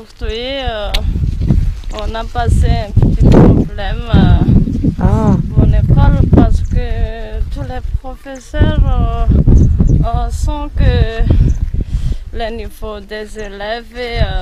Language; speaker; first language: French; non-native, local second language; Malagasy